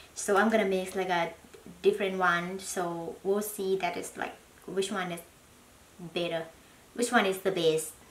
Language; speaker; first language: English; non-native, learner; Thai